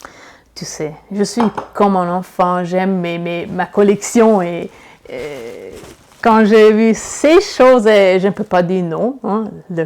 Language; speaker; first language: French; non-native, learner; Italian